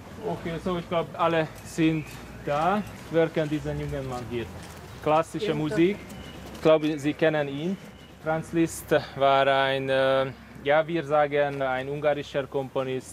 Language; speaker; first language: German; non-native, fluent; Hungarian